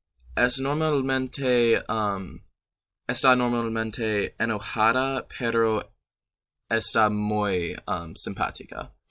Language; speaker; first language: Spanish; non-native, learner; English